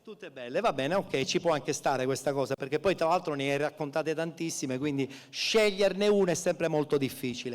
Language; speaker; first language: Italian; native; Italian